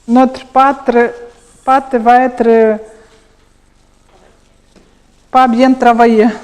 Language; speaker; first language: French; non-native, learner; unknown